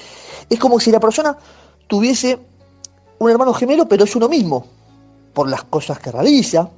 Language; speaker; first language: Spanish; native; Spanish